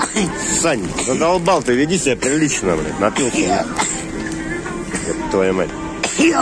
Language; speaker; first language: Russian; native; Russian